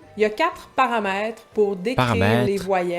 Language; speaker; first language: French; native; French